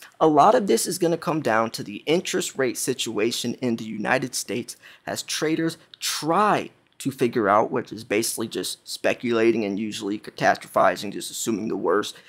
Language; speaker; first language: English; native; English